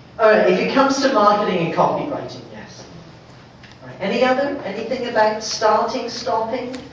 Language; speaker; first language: English; native; English